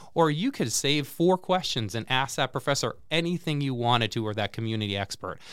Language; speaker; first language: English; native; English